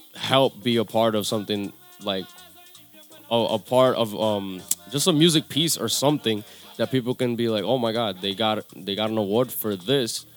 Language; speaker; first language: English; early bilingual, other home language; Spanish